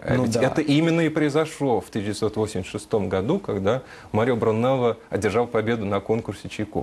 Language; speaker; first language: Russian; native; Russian